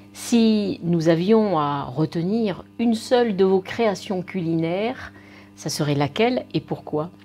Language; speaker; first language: French; native; French